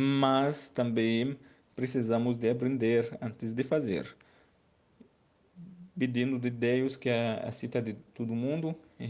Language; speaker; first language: Portuguese; non-native, learner; Arabic